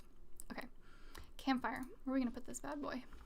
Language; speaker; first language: English; native; English